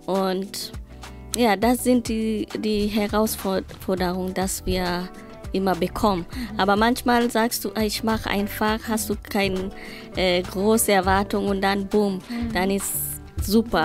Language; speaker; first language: German; non-native, learner; Swahili